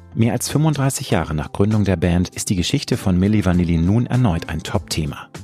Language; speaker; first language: German; native; German